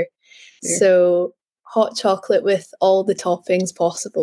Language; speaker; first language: English; native; English